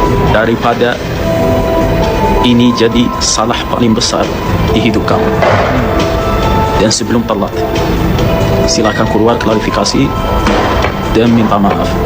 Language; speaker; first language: Indonesian; non-native, fluent; Arabic